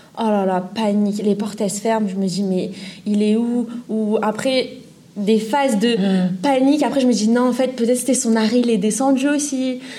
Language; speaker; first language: French; native; French